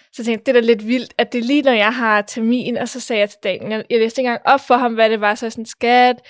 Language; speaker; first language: Danish; early bilingual, other home language; Spanish